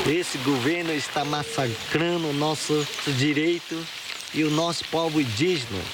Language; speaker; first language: Portuguese; non-native, local second language; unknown